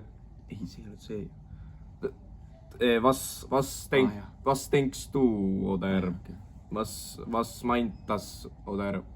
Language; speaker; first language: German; non-native, learner; Estonian